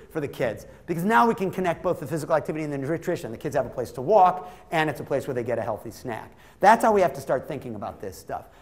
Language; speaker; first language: English; native; English